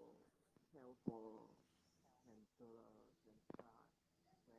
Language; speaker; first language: English; non-native, learner; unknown